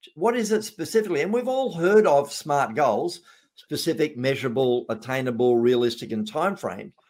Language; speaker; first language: English; native; English